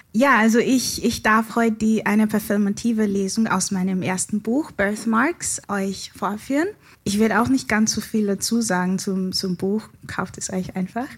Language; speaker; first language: German; early bilingual, other home language; Igbo